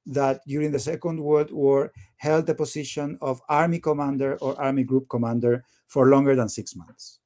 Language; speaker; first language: English; non-native, fluent; Spanish